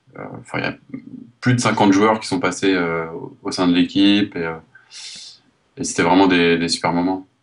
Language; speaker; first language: French; native; French